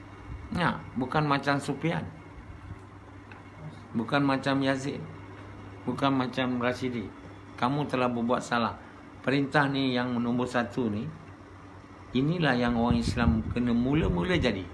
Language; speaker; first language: Malay; native; Malay